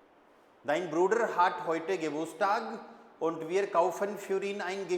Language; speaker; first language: German; non-native, fluent; Hindi